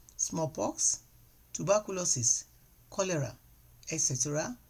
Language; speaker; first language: English; non-native, local second language; Yoruba